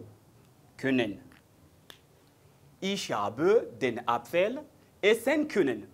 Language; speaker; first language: German; non-native, learner; French